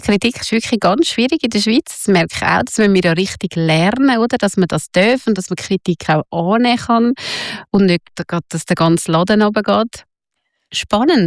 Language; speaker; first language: German; native; German